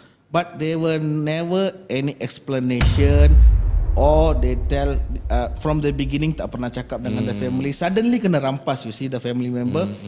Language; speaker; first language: English; non-native, local second language; Malay